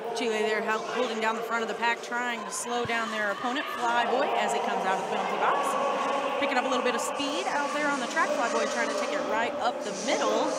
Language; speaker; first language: English; native; English